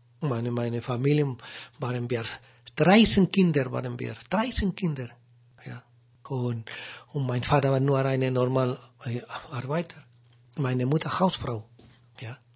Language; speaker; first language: German; non-native, learner; Spanish